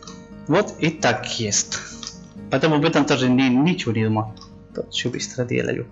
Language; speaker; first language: Russian; non-native, learner; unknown